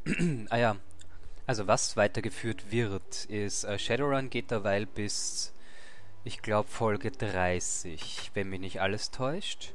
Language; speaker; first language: German; native; German